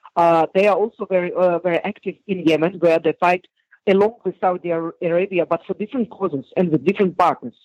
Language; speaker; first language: English; non-native, fluent; Hebrew